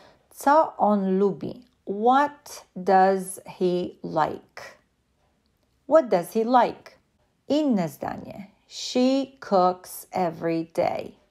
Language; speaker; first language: English; non-native, fluent; Polish